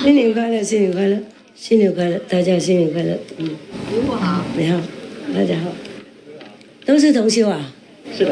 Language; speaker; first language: Chinese; non-native, fluent; Vietnamese